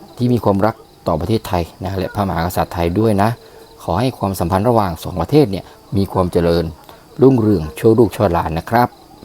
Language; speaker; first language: Thai; native; Thai